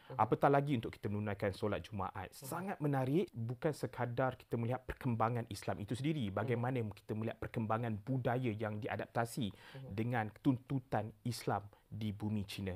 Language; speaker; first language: Malay; native; Malay